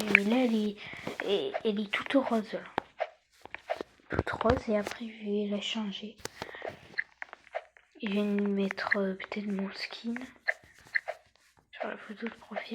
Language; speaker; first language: French; native; French